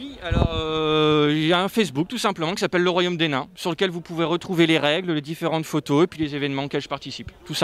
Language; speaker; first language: French; native; French